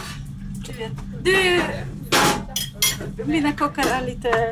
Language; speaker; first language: Swedish; non-native, learner; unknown